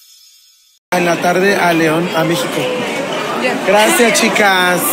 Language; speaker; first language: Spanish; native; Spanish